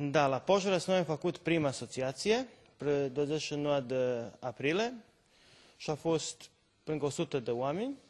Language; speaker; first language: Romanian; non-native, local second language; Serbian